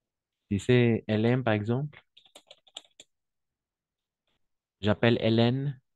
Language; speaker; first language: French; non-native, fluent; Spanish